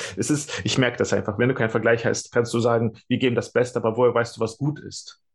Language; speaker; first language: German; early bilingual, other home language; Russian